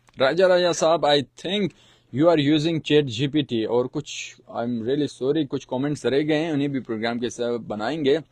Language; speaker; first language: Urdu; non-native, local second language; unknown